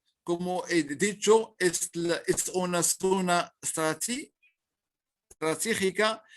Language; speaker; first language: Spanish; non-native, learner; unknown